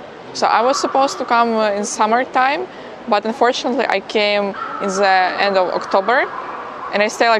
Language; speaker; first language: English; non-native, fluent; Ukrainian